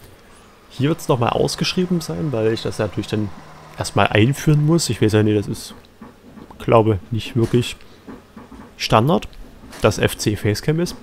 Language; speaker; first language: German; native; German